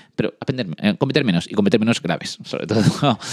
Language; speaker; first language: Spanish; early bilingual, other home language; French